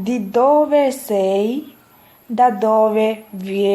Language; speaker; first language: Italian; non-native, fluent; Urdu